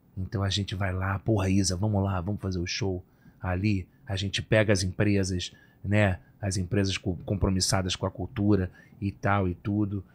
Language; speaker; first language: Portuguese; native; Portuguese